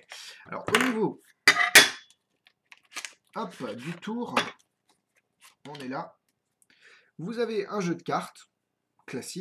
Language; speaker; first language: French; native; French